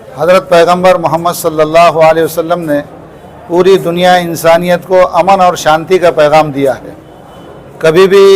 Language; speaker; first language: Urdu; native; Urdu